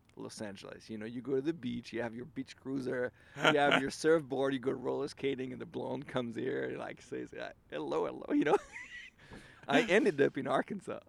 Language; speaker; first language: English; non-native, fluent; French